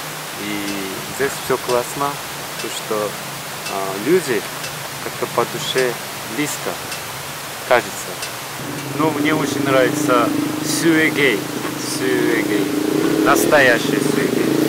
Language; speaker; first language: Russian; non-native, learner; Korean